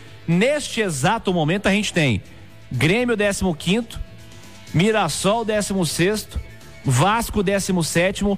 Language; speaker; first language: Portuguese; native; Portuguese